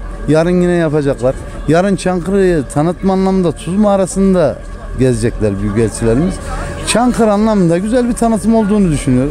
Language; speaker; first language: Turkish; native; Turkish